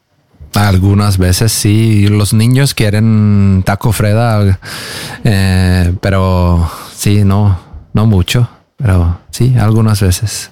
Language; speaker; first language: Spanish; non-native, fluent; Norwegian